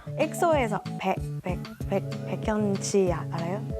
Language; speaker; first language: Korean; non-native, learner; Thai